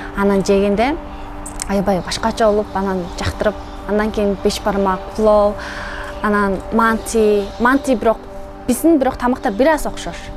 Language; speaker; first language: Kyrgyz; non-native, learner; Mongolian